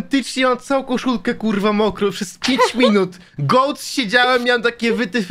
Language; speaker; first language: Polish; native; Polish